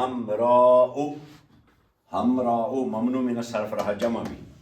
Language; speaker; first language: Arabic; non-native, fluent; Kashmiri